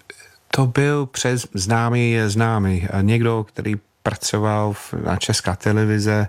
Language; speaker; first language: Czech; non-native, fluent; English